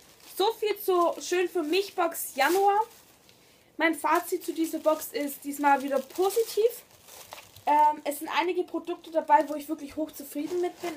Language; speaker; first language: German; native; German